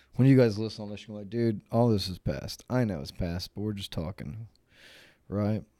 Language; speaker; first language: English; native; English